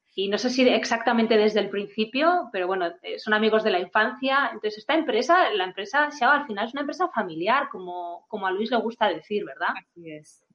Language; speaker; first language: Spanish; non-native, fluent; Chinese